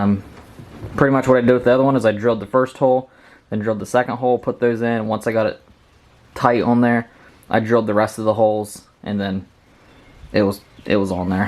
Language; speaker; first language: English; native; English